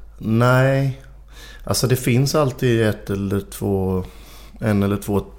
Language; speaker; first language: Swedish; native; Swedish